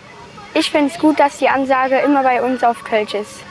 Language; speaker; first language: German; native; German